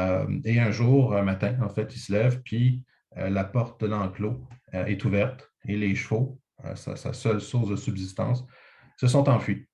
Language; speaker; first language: French; native; French